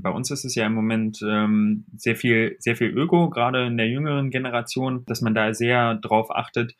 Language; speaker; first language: German; native; German